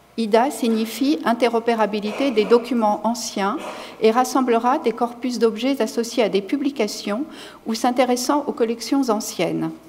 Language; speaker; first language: French; native; French